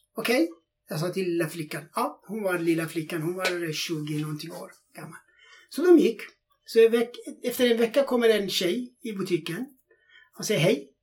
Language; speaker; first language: Swedish; non-native, fluent; Persian